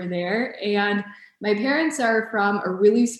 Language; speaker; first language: English; early bilingual, other home language; Bosnian